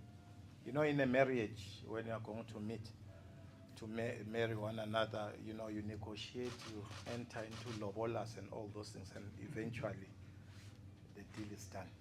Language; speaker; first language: English; non-native, local second language; Zulu